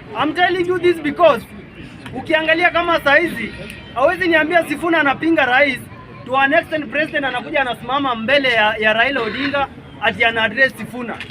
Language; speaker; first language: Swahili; non-native, local second language; Kalenjin